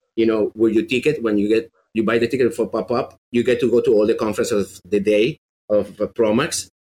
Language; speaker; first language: English; non-native, fluent; Spanish